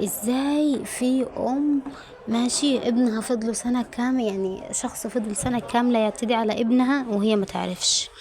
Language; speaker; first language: Arabic; native; Arabic